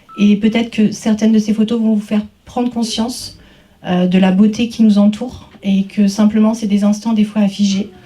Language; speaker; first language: French; native; French